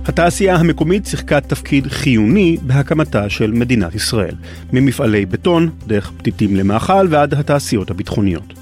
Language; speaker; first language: Hebrew; native; Hebrew